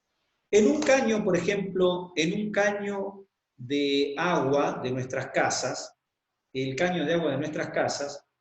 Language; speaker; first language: Spanish; native; Spanish